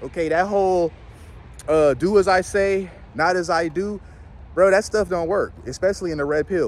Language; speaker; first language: English; native; English